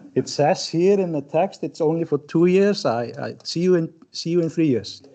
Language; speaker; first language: English; non-native, fluent; Icelandic